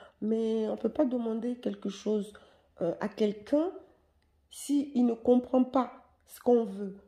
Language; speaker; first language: French; native; French